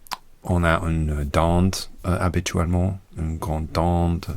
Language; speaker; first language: French; non-native, learner; English